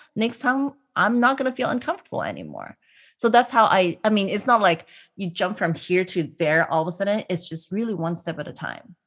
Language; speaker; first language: English; non-native, local second language; Cantonese